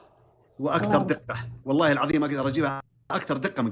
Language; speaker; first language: Arabic; native; Arabic